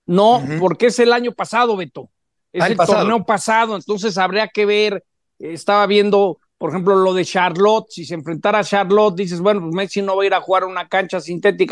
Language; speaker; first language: Spanish; native; Spanish